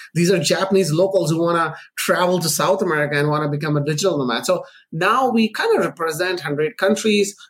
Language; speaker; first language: English; non-native, local second language; Urdu